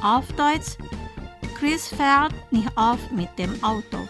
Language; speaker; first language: German; non-native, fluent; Indonesian